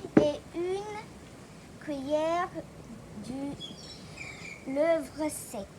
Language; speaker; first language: French; non-native, learner; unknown